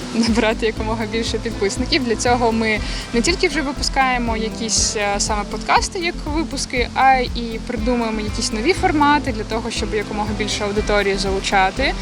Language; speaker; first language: Ukrainian; non-native, local second language; Russian